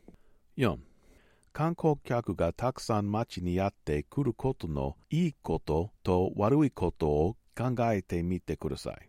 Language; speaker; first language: Japanese; non-native, learner; English